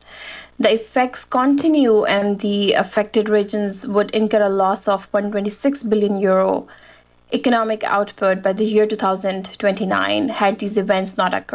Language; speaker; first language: English; non-native, fluent; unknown